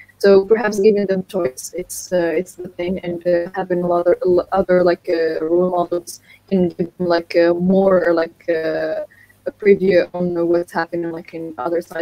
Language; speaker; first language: English; non-native, fluent; Arabic